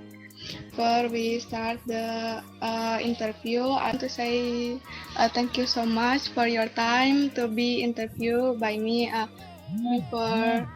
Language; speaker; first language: English; non-native, learner; Indonesian